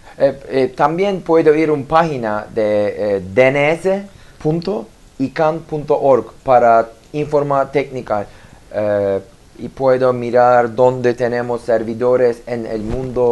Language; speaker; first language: Spanish; non-native, learner; Turkish